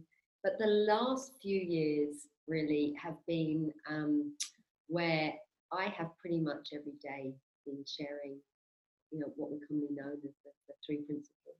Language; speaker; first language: English; native; English